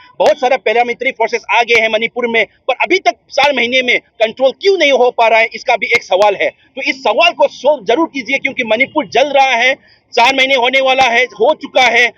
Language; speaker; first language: Hindi; non-native, local second language; Manipuri